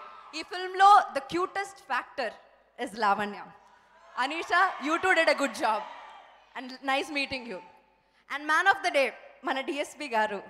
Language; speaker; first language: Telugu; non-native, local second language; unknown